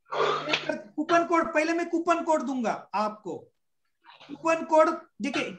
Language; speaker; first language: Hindi; non-native, local second language; Marathi